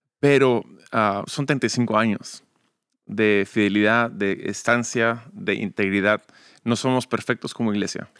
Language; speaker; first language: Spanish; early bilingual, other home language; English